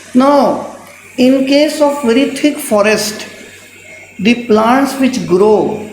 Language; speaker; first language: English; non-native, local second language; Hindi